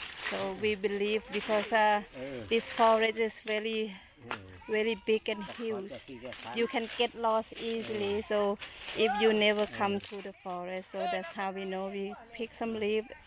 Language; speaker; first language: English; non-native, fluent; Thai